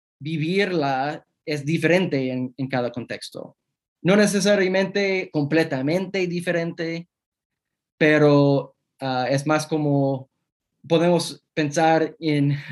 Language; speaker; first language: Spanish; non-native, fluent; English